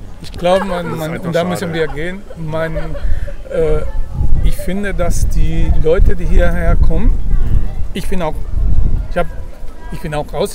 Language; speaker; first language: German; non-native, fluent; Spanish